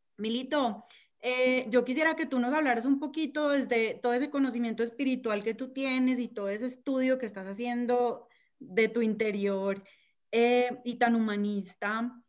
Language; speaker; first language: Spanish; native; Spanish